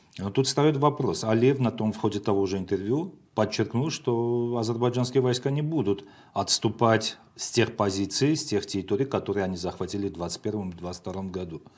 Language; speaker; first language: Russian; non-native, local second language; Armenian